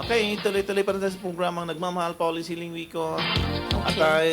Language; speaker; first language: Filipino; native; Filipino